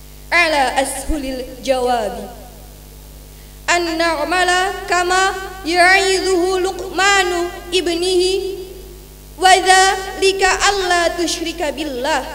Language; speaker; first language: Arabic; non-native, learner; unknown